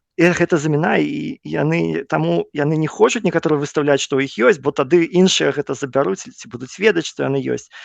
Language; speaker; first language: Belarusian; non-native, local second language; Russian